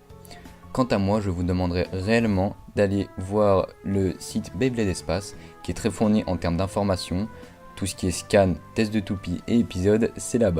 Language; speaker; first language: French; native; French